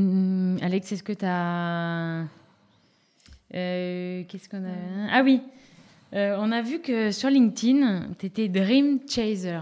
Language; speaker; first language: French; native; French